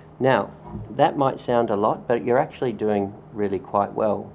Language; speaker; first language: English; native; English